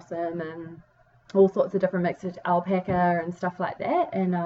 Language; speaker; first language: English; native; English